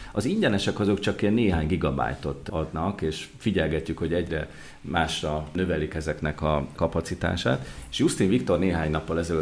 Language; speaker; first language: Hungarian; native; Hungarian